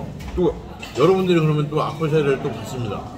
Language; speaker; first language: Korean; native; Korean